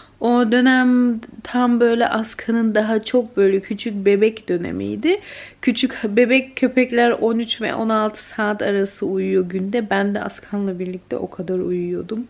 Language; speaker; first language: Turkish; early bilingual, heritage; Turkish